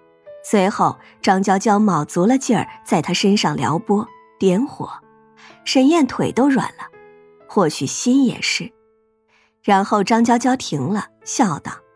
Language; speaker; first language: Chinese; native; Chinese